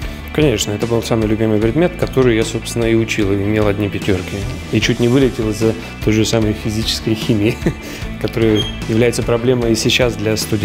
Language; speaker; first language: Russian; native; Russian